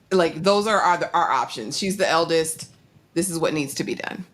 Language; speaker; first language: English; native; English